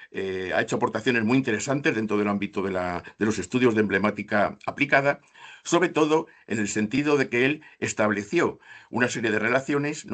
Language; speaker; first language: Spanish; native; Spanish